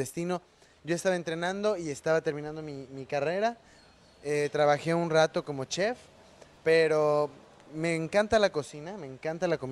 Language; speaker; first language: Spanish; native; Spanish